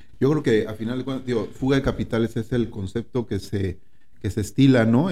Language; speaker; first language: Spanish; native; Spanish